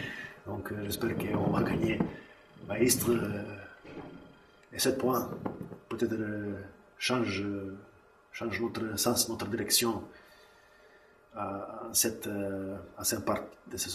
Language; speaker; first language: French; non-native, learner; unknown